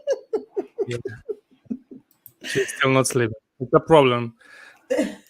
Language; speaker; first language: English; non-native, fluent; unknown